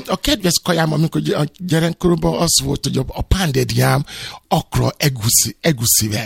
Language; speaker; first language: Hungarian; non-native, fluent; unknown